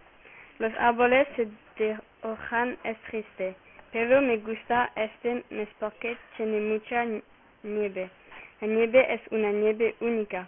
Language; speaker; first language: Spanish; non-native, learner; French